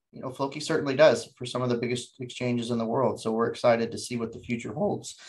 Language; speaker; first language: English; native; English